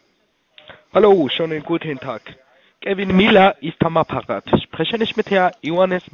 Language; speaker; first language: German; non-native, learner; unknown